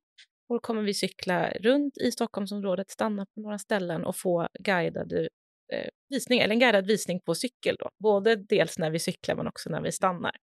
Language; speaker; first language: Swedish; native; Swedish